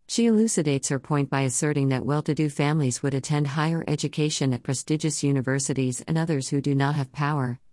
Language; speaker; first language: English; non-native, fluent; Persian